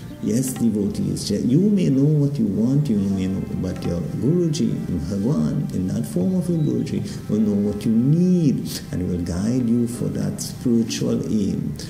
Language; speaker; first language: English; native; English